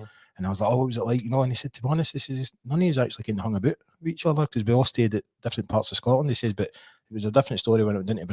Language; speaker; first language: English; native; English